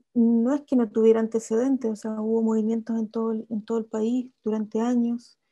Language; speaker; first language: Spanish; native; Spanish